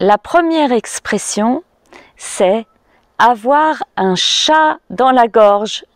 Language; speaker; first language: French; native; French